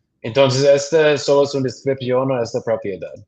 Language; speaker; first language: Spanish; non-native, learner; English